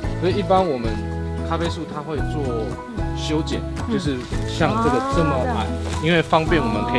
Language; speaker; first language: Chinese; native; Chinese